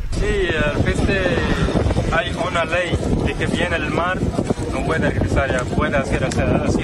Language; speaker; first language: Spanish; non-native, learner; Arabic